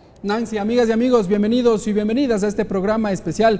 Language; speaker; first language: Spanish; native; Spanish